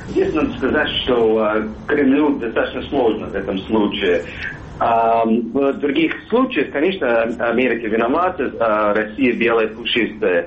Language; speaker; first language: Russian; non-native, fluent; English